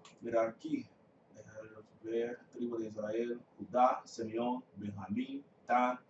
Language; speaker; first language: Spanish; non-native, fluent; English